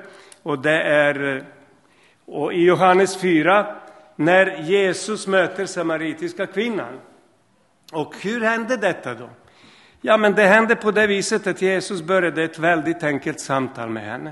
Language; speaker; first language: Swedish; non-native, fluent; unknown